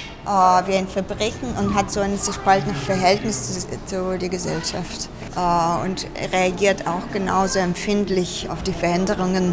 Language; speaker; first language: German; non-native, fluent; Russian